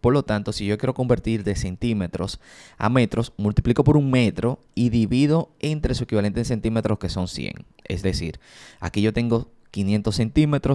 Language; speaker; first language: Spanish; native; Spanish